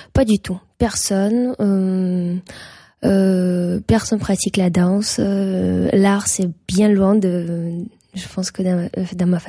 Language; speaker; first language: French; non-native, fluent; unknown